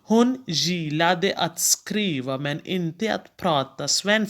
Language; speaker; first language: Swedish; non-native, fluent; Urdu